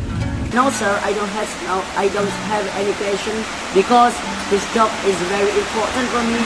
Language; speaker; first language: English; non-native, learner; Indonesian